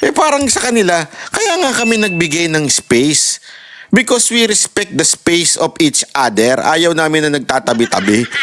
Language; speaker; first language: Filipino; native; Filipino